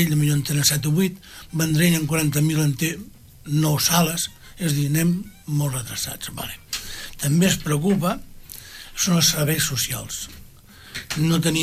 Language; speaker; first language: Catalan; native; Catalan